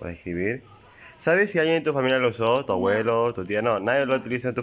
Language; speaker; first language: Spanish; native; Spanish